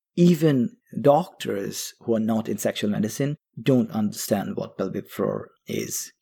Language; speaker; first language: English; non-native, local second language; Bangla